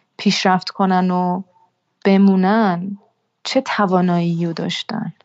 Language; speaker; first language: Persian; early bilingual, heritage; Persian